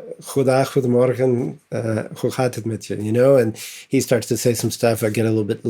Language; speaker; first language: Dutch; non-native, learner; English